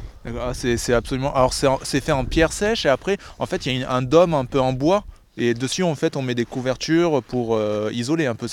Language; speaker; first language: French; native; French